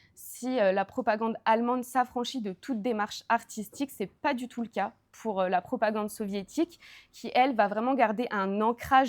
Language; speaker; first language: French; native; French